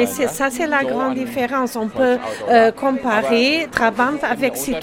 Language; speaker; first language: French; non-native, learner; German